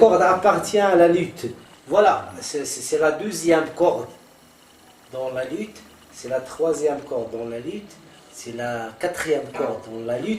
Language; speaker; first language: French; non-native, local second language; Arabic